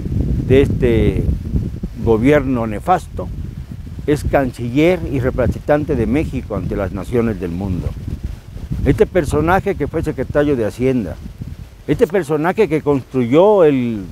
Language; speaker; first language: Spanish; native; Spanish